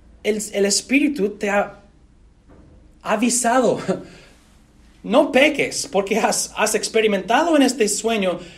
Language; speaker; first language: Spanish; non-native, fluent; English